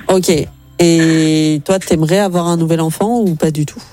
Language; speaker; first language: French; native; French